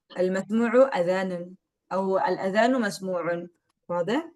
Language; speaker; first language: Arabic; non-native, fluent; Indonesian